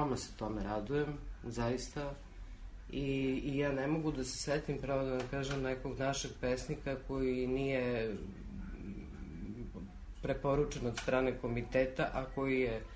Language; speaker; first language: Serbian; native; Serbian